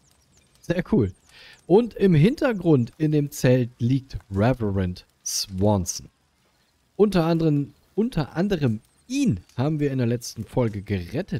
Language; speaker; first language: German; native; German